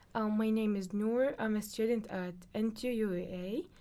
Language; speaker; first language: English; non-native, learner; Arabic